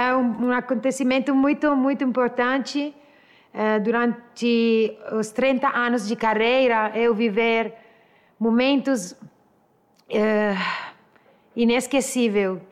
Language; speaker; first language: Portuguese; non-native, learner; Italian